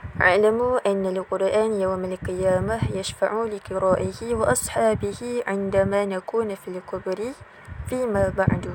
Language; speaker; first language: Arabic; non-native, learner; Malay